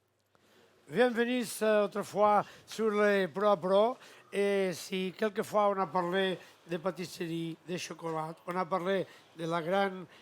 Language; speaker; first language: French; non-native, learner; Catalan